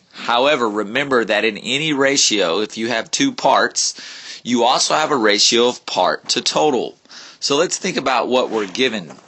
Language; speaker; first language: English; native; English